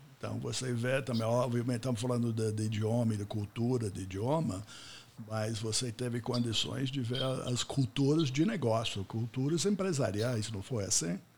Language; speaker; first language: Portuguese; non-native, fluent; English